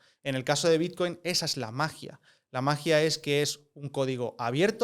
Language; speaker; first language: Spanish; native; Spanish